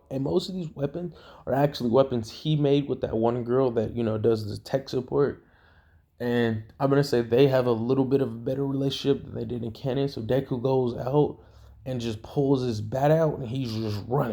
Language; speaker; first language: English; native; English